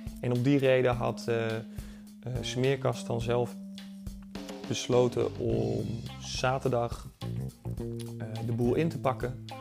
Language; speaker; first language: Dutch; native; Dutch